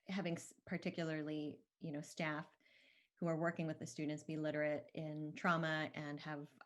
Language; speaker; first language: English; native; English